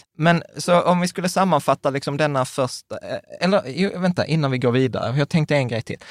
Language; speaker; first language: Swedish; early bilingual, other home language; Czech